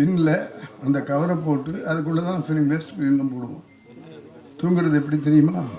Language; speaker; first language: Tamil; native; Tamil